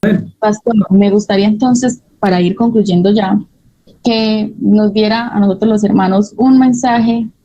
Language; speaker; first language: Spanish; native; Spanish